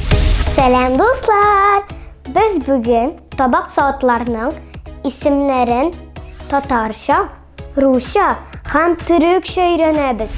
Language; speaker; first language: Turkish; non-native, learner; Tatar